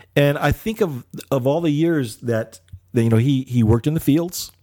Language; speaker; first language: English; early bilingual, other home language; Filipino